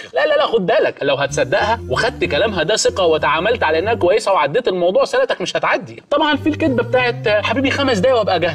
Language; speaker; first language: Arabic; native; Arabic